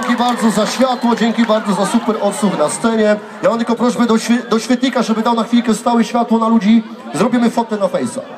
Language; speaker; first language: Polish; native; Polish